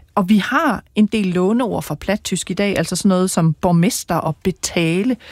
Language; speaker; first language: Danish; native; Danish